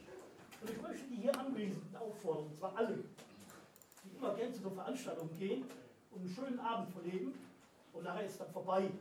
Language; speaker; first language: German; native; German